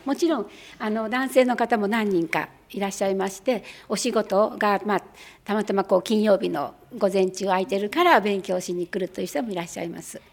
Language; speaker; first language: Japanese; native; Japanese